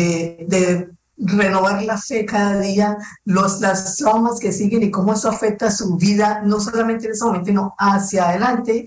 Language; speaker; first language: Spanish; native; Spanish